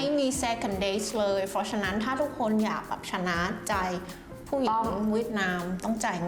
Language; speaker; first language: Thai; non-native, fluent; Vietnamese